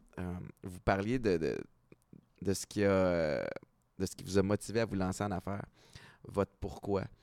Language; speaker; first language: French; native; French